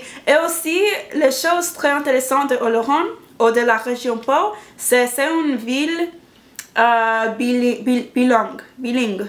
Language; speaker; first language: French; non-native, learner; English